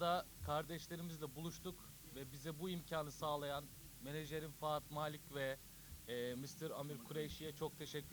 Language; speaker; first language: Turkish; native; Turkish